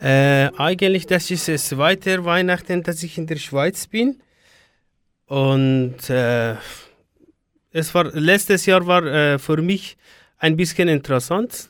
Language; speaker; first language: German; non-native, learner; Persian